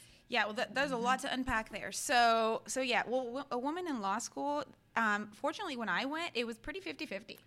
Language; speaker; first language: English; early bilingual, other home language; Spanish